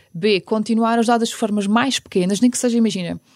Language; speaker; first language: Portuguese; early bilingual, other home language; Ukrainian